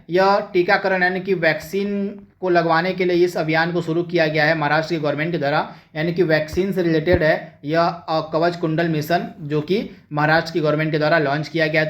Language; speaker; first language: Hindi; native; Hindi